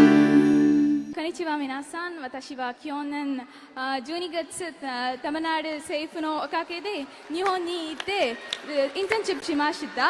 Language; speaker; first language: Japanese; non-native, learner; Tamil